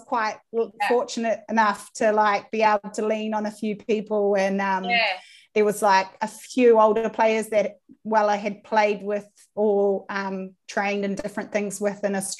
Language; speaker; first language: English; native; English